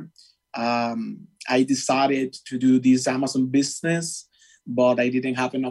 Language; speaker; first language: English; non-native, fluent; Spanish